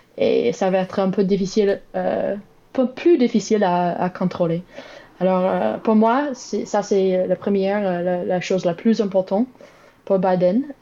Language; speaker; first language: French; non-native, learner; English